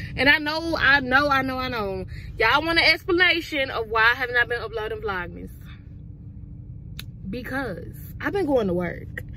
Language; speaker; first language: English; native; English